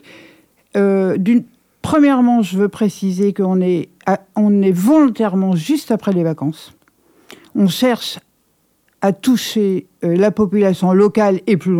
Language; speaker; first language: French; native; French